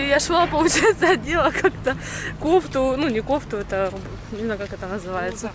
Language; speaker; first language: Russian; native; Russian